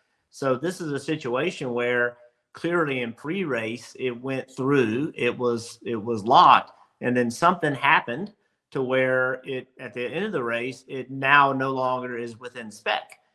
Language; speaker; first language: English; native; English